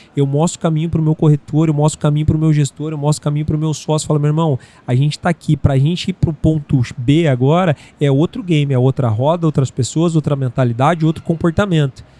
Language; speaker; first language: Portuguese; native; Portuguese